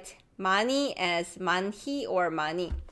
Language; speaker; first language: Korean; non-native, fluent; English